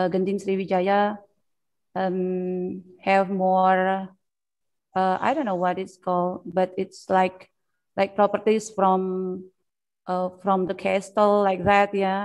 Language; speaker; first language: English; non-native, fluent; Indonesian